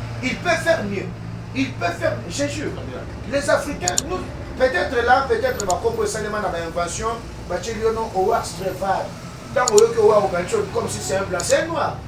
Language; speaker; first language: French; non-native, local second language; Lingala